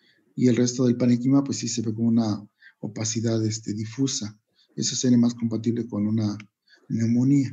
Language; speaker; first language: Spanish; native; Spanish